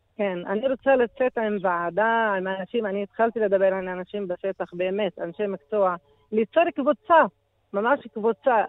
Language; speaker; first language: Hebrew; non-native, local second language; Arabic